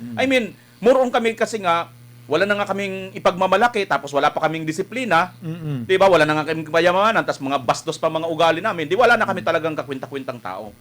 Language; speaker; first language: Filipino; non-native, local second language; Waray